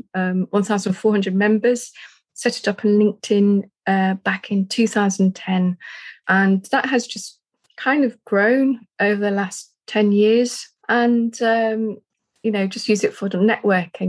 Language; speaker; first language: English; native; English